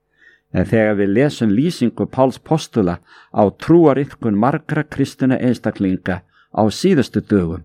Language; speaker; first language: Icelandic; native; Icelandic